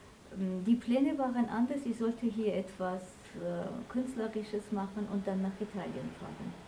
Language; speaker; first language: German; non-native, fluent; Armenian